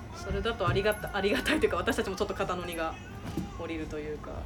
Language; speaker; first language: Japanese; native; Japanese